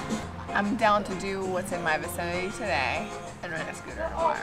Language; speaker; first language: English; native; English